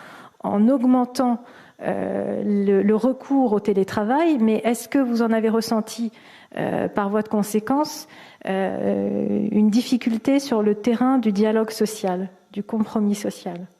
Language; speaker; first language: French; native; French